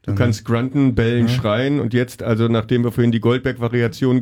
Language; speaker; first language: German; native; German